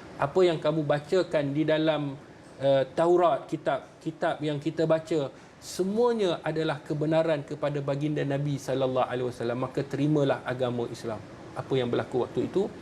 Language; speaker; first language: Malay; native; Malay